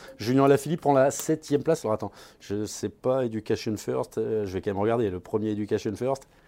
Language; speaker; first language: French; native; French